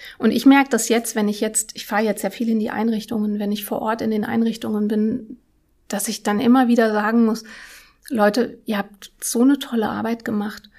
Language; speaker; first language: German; early bilingual, other home language; Russian